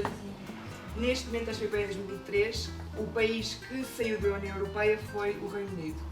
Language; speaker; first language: Portuguese; non-native, learner; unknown